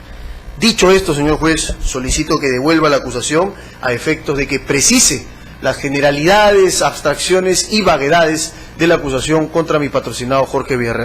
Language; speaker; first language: Spanish; native; Spanish